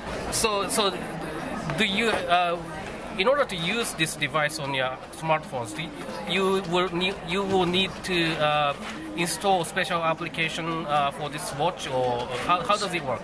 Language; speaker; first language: English; non-native, fluent; Japanese